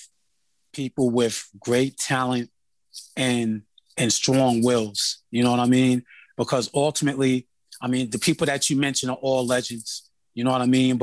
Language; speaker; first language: English; native; English